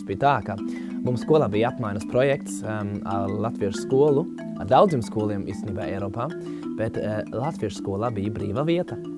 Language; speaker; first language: Latvian; non-native, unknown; German